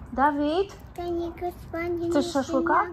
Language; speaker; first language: Polish; native; Polish